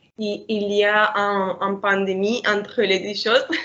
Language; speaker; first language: French; non-native, learner; Spanish